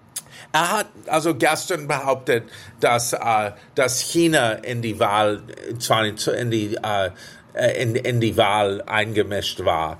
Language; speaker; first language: German; early bilingual, heritage; English